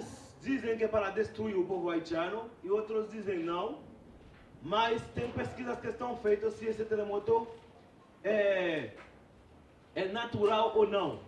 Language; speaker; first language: Portuguese; non-native, fluent; Haitian Creole